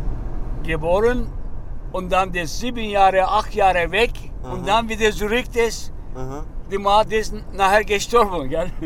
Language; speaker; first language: German; non-native, learner; Turkish